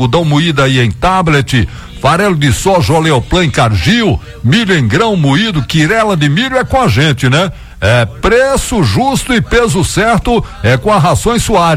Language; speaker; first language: Portuguese; native; Portuguese